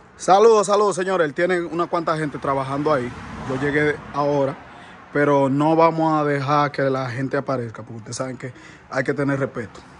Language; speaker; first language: Spanish; native; Spanish